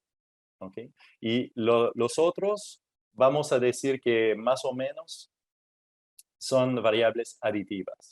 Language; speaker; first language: Spanish; non-native, fluent; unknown